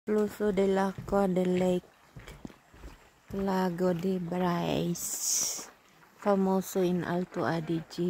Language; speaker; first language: Italian; non-native, fluent; Filipino